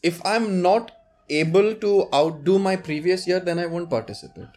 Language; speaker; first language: English; non-native, local second language; Konkani